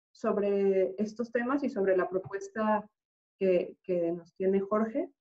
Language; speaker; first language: Spanish; native; Spanish